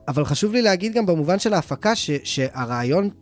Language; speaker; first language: Hebrew; native; Hebrew